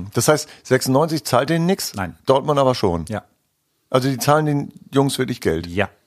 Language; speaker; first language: German; native; German